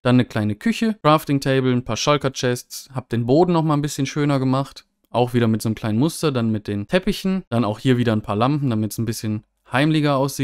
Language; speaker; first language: German; native; German